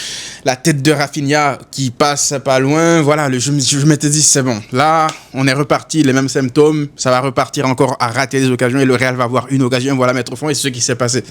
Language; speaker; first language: French; native; French